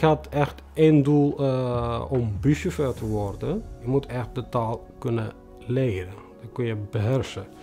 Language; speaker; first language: Dutch; non-native, fluent; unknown